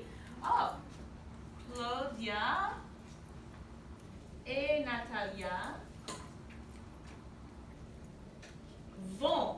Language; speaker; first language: French; non-native, fluent; English